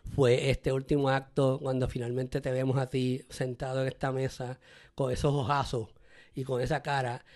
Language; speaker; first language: Spanish; native; Spanish